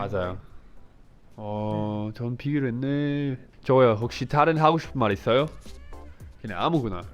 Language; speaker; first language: Korean; non-native, fluent; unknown